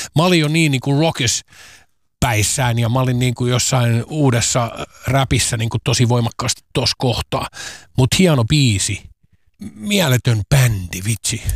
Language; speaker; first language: Finnish; native; Finnish